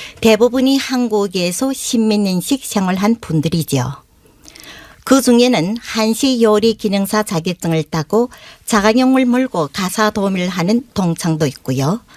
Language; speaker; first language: Korean; native; Korean